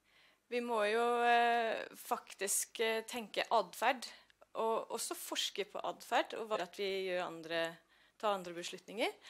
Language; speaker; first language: Norwegian; non-native, fluent; English